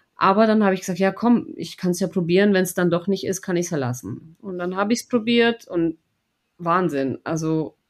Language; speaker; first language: German; non-native, fluent; Russian